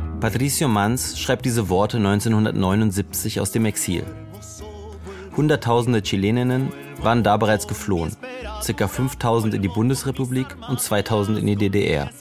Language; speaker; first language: German; native; German